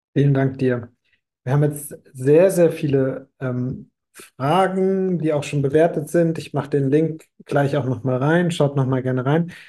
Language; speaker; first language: German; native; German